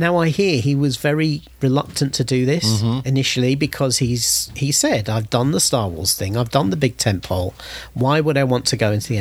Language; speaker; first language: English; native; English